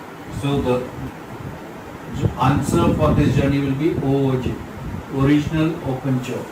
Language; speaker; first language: English; non-native, local second language; Hindi